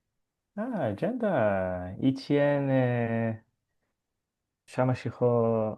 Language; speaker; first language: Chinese; non-native, learner; Hebrew